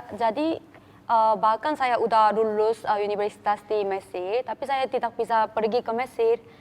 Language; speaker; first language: Indonesian; non-native, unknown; Korean